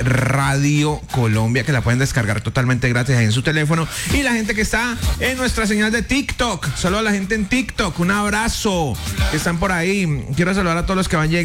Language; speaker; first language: Spanish; native; Spanish